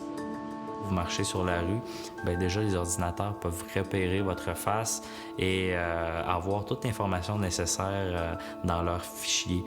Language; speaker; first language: French; non-native, fluent; Uyghur